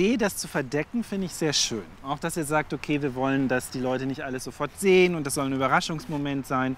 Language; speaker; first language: German; native; German